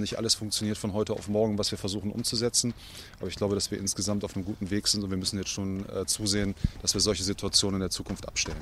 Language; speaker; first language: German; native; German